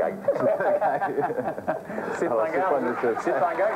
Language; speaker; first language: French; native; French